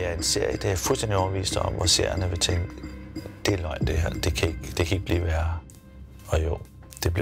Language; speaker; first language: Danish; native; Danish